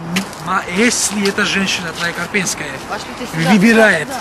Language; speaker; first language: Russian; non-native, fluent; Mingrelian